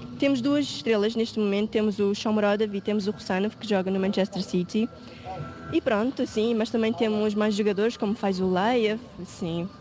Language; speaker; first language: Portuguese; early bilingual, other home language; Uzbek